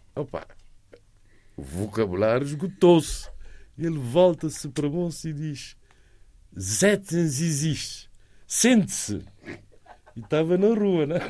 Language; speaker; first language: Portuguese; non-native, local second language; Kabuverdianu